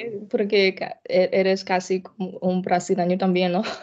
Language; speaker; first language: Spanish; non-native, fluent; Chinese